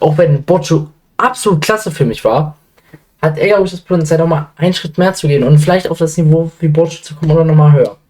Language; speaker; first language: German; native; German